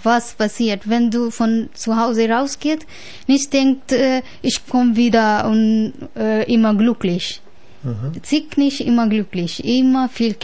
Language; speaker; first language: German; non-native, learner; Punjabi